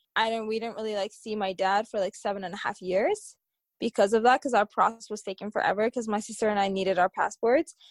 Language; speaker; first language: English; early bilingual, other home language; Tigrinya